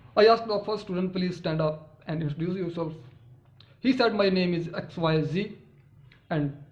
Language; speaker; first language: English; non-native, local second language; Urdu